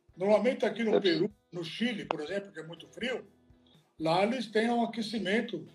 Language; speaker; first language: Portuguese; non-native, fluent; Italian